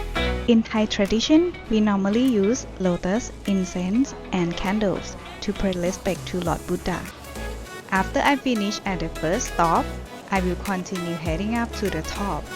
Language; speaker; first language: English; non-native, learner; Thai